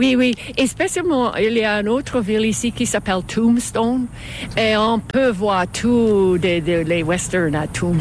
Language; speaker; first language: French; non-native, fluent; English